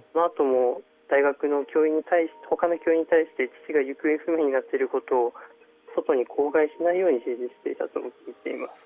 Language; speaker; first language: Japanese; early bilingual, other home language; Chinese